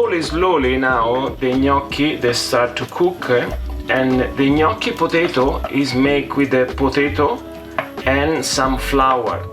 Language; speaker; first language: English; non-native, fluent; Italian